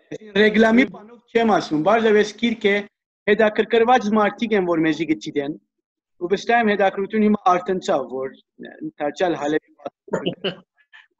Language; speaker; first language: Armenian; early bilingual, heritage; Armenian